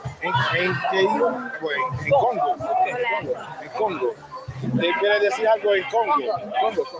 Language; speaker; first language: Spanish; non-native, learner; Haitian Creole